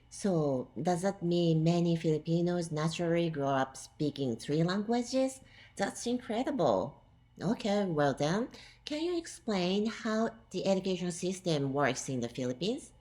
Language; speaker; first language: English; non-native, fluent; Japanese